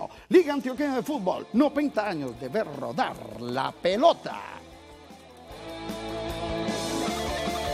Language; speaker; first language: Spanish; native; Spanish